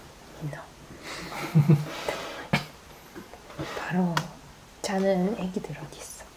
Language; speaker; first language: Korean; non-native, fluent; Russian